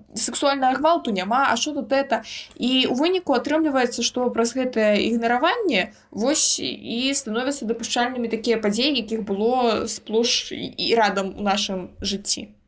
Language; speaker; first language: Belarusian; non-native, local second language; Russian